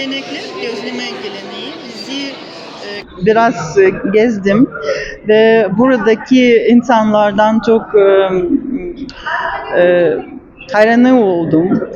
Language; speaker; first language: Turkish; non-native, learner; Russian